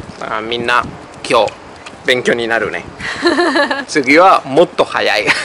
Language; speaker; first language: Japanese; non-native, fluent; Spanish